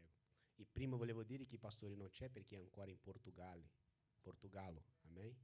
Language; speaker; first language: Italian; non-native, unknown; Portuguese